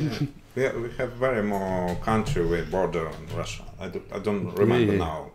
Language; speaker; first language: English; non-native, learner; Russian